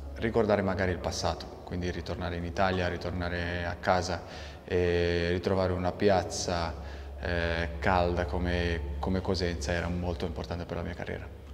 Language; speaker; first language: Italian; non-native, fluent; Arabic